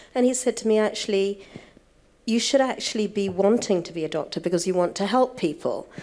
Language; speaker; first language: English; native; English